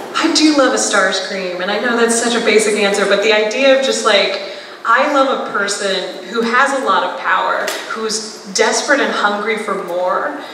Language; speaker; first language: English; native; English